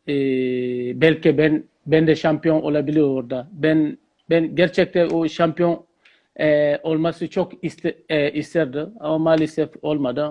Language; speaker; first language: Turkish; non-native, learner; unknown